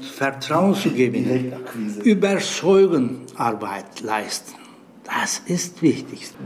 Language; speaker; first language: German; non-native, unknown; Turkish